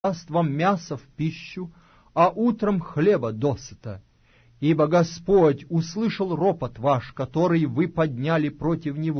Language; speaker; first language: Russian; native; Russian